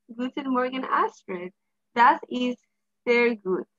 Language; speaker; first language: German; non-native, learner; English